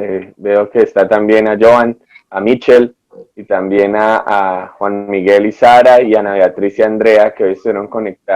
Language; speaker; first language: Spanish; native; Spanish